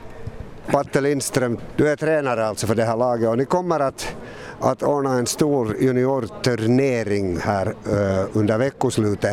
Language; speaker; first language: Swedish; native; Swedish